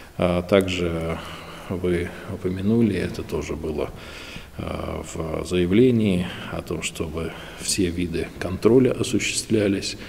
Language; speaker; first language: Russian; native; Russian